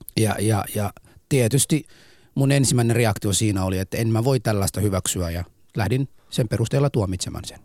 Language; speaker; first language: Finnish; non-native, fluent; Somali